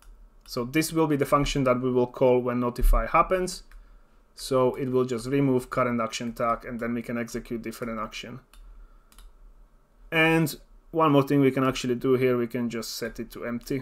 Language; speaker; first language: English; non-native, fluent; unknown